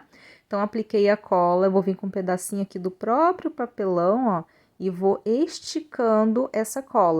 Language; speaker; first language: Portuguese; native; Portuguese